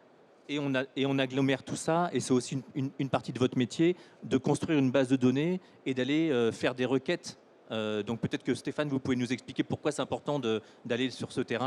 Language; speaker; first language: French; native; French